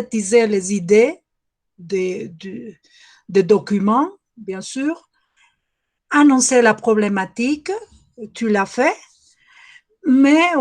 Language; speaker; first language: French; non-native, fluent; Spanish